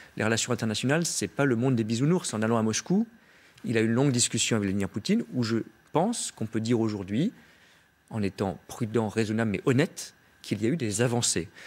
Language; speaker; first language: French; native; French